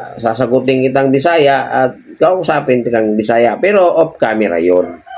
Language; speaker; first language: Filipino; non-native, local second language; Cebuano